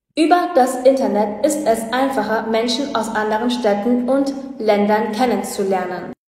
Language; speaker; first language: German; non-native, fluent; Vietnamese